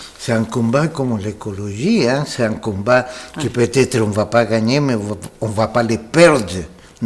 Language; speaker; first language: French; non-native, fluent; Spanish